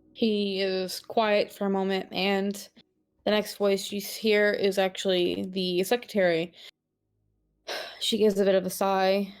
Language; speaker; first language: English; native; English